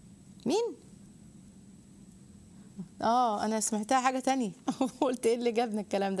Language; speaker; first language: Arabic; native; Arabic